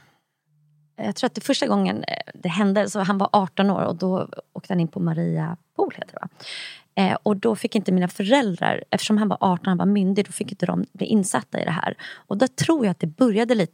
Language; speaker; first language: Swedish; native; Swedish